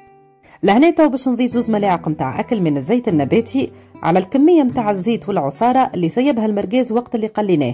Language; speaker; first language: Arabic; native; Arabic